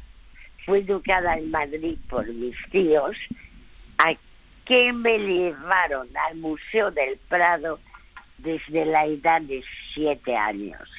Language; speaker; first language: Spanish; early bilingual, other home language; French